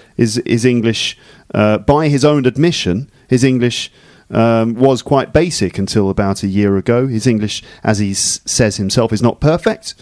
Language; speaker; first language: English; native; English